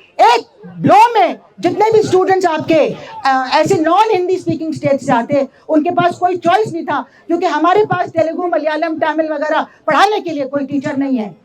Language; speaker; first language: Hindi; native; Hindi